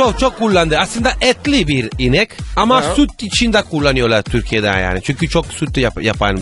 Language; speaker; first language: Turkish; non-native, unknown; Italian